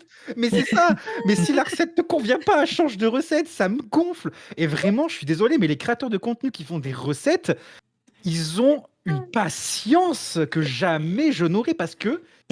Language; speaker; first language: French; native; French